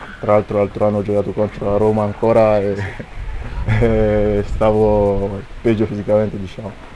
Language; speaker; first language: Italian; non-native, fluent; French